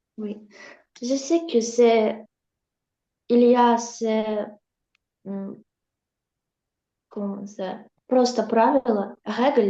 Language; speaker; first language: French; non-native, learner; Russian